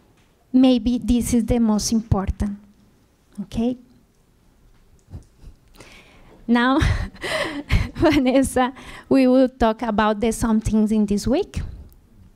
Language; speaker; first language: English; non-native, learner; Portuguese